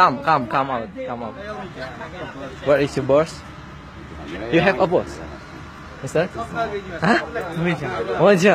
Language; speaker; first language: English; non-native, learner; Indonesian